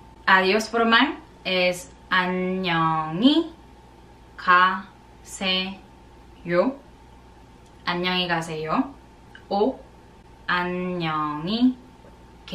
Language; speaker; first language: Spanish; non-native, fluent; Korean